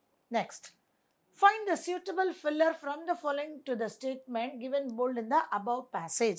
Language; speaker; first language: English; non-native, local second language; Tamil